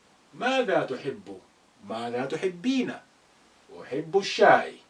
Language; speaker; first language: Arabic; non-native, fluent; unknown